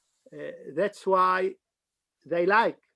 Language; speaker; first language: English; non-native, fluent; Arabic